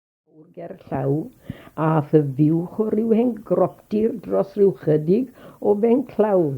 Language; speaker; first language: Welsh; native; Welsh